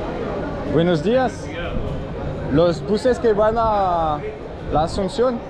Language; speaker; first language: Spanish; non-native, learner; French